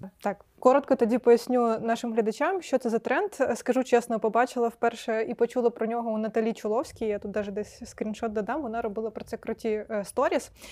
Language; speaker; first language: Ukrainian; native; Ukrainian